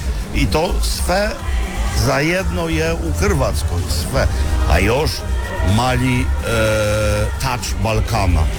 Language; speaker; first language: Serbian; non-native, fluent; Polish